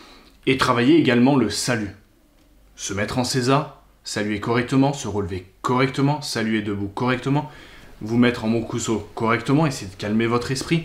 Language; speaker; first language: French; native; French